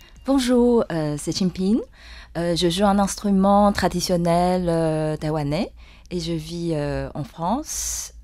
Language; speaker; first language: French; non-native, fluent; Chinese